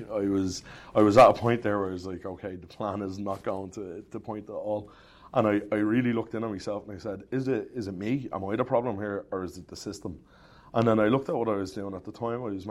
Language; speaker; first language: English; native; English